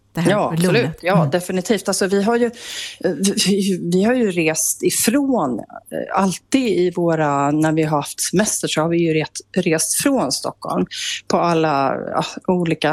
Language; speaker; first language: Swedish; native; Swedish